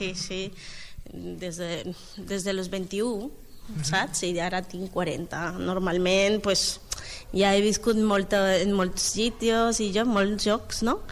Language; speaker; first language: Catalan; non-native, learner; Spanish